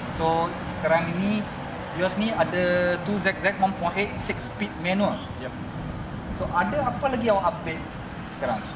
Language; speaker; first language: Malay; native; Malay